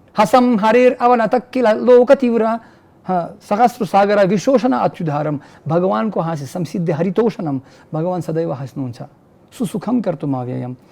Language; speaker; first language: Nepali; non-native, fluent; Russian